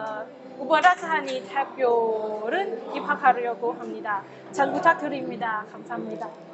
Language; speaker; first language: Korean; non-native, fluent; Thai